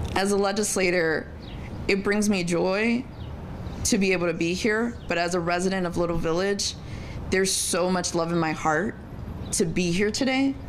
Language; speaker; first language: English; early bilingual, other home language; Spanish